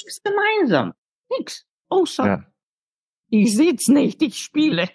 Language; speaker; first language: German; non-native, fluent; Slovenian